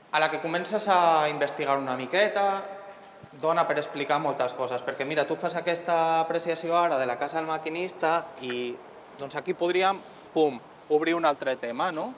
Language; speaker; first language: Catalan; native; Catalan